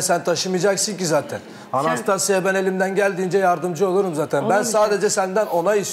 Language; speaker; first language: Turkish; native; Turkish